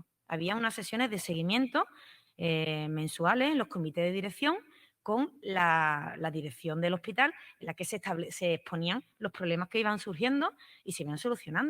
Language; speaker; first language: Spanish; native; Spanish